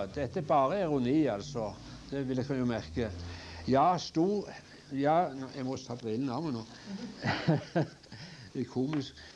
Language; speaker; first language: Norwegian; native; Norwegian